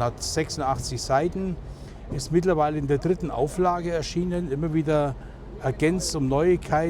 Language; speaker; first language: German; native; German